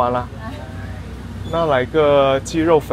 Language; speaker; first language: Chinese; early bilingual, heritage; Indonesian